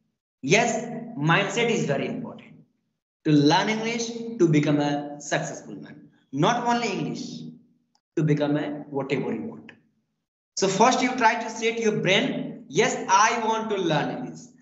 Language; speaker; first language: English; non-native, learner; Hindi